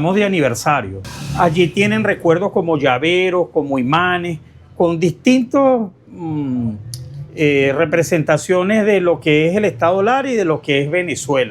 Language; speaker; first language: Spanish; native; Spanish